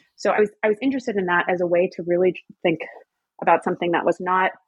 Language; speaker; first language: English; native; English